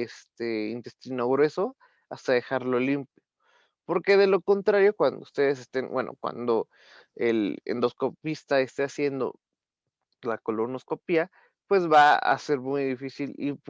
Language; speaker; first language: Spanish; native; Spanish